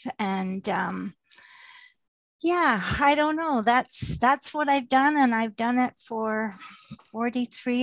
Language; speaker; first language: English; native; English